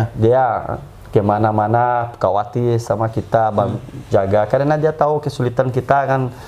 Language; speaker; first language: Indonesian; non-native, fluent; Portuguese